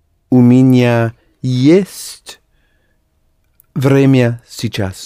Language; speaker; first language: Russian; non-native, learner; English